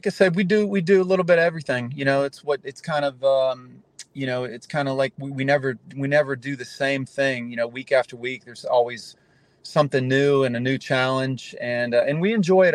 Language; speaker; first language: English; native; English